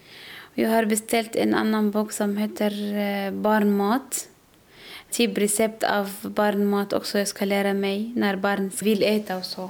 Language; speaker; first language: Swedish; non-native, learner; Arabic